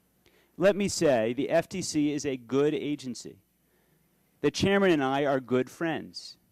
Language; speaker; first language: English; native; English